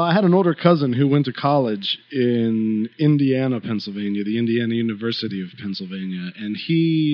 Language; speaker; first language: English; native; English